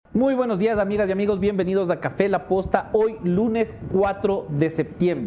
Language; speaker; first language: Spanish; native; Spanish